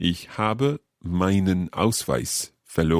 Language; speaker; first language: German; non-native, learner; English